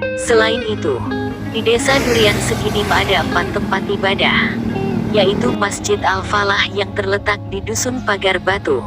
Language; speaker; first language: Indonesian; native; Indonesian